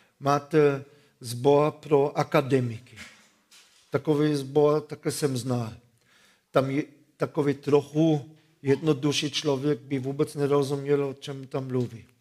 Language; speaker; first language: Czech; non-native, fluent; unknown